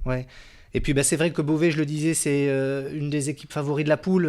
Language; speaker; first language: French; native; French